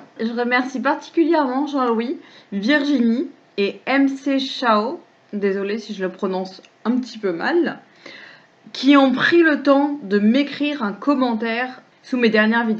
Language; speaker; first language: French; native; French